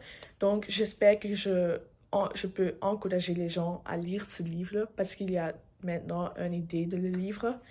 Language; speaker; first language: French; non-native, learner; English